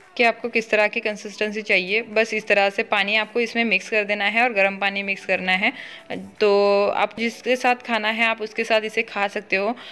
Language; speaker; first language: Hindi; non-native, local second language; Marathi